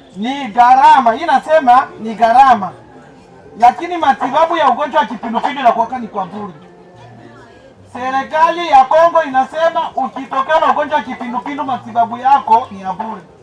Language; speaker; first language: Swahili; native; Swahili